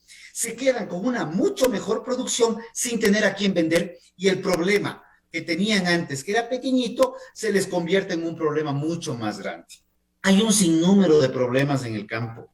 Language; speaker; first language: Spanish; native; Spanish